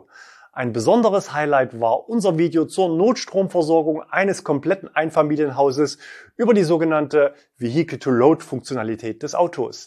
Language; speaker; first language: German; native; German